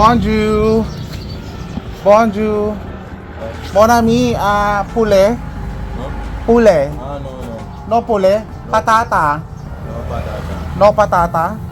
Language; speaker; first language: French; non-native, learner; Filipino